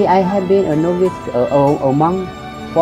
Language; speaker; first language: English; non-native, learner; Lao